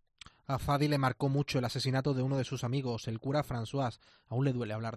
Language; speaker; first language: Spanish; native; Spanish